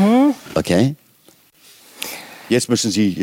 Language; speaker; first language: German; native; German